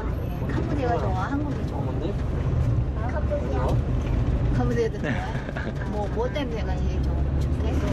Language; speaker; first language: Korean; non-native, fluent; Khmer